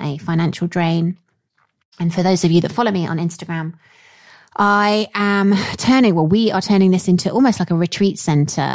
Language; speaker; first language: English; native; English